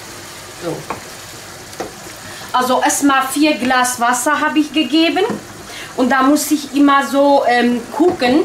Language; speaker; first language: German; non-native, local second language; Kurdish